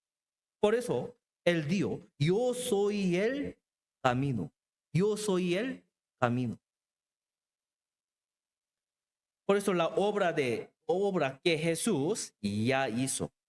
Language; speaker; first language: Spanish; non-native, learner; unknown